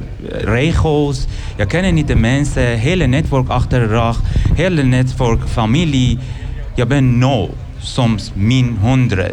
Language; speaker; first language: Dutch; non-native, learner; Persian